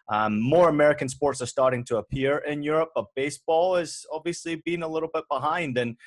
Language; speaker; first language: English; native; English